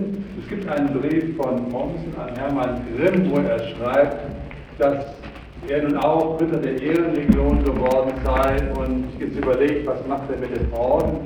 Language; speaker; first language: German; native; German